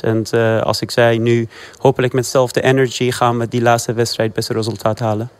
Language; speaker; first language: Dutch; non-native, fluent; Persian